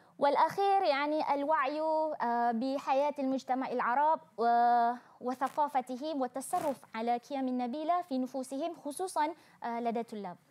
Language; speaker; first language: Arabic; non-native, fluent; Malay